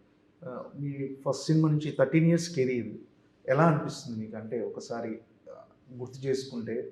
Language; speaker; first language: Telugu; native; Telugu